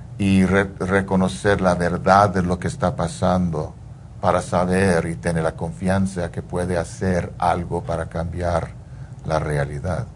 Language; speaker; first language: Spanish; early bilingual, heritage; Spanish